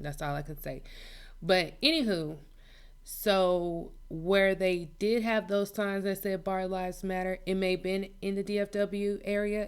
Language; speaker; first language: English; native; English